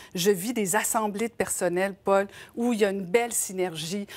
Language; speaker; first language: French; native; French